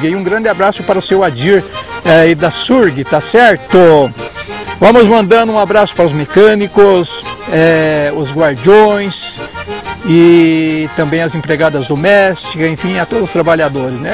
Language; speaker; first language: Portuguese; native; Portuguese